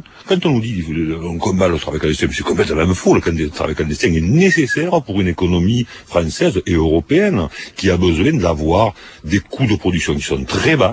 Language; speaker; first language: French; native; French